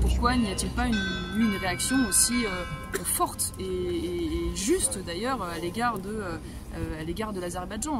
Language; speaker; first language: French; native; French